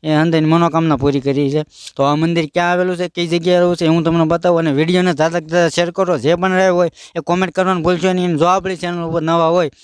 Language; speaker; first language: Gujarati; native; Gujarati